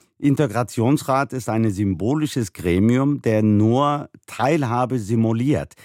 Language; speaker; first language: German; early bilingual, other home language; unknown